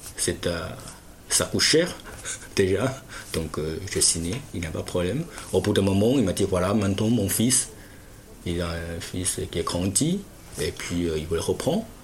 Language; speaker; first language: French; non-native, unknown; Chinese